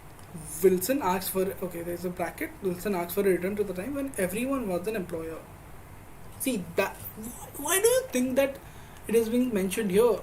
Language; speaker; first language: English; non-native, local second language; Hindi